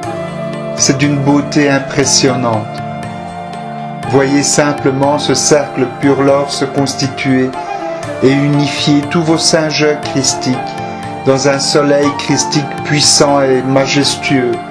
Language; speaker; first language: French; native; French